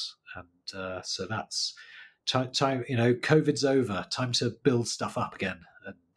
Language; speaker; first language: English; native; English